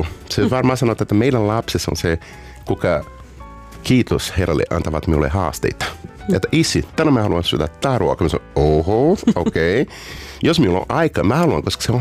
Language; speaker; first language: Finnish; non-native, fluent; Portuguese